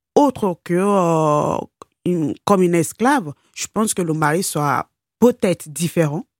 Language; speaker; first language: French; non-native, fluent; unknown